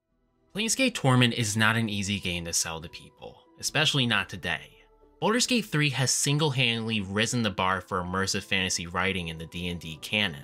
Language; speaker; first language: English; native; English